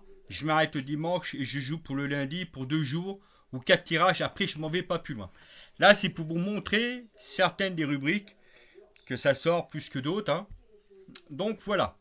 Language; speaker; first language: French; native; French